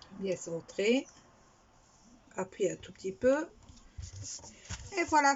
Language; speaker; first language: French; native; French